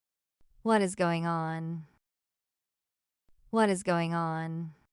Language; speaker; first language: English; non-native, fluent; Portuguese